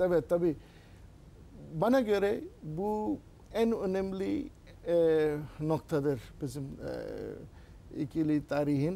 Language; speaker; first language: Turkish; non-native, learner; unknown